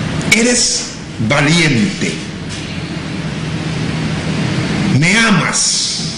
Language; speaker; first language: Spanish; non-native, local second language; English